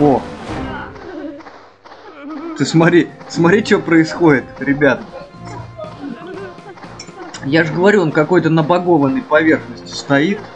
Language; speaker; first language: Russian; native; Russian